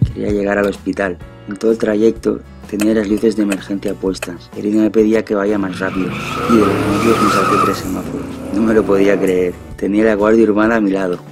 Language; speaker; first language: Spanish; native; Spanish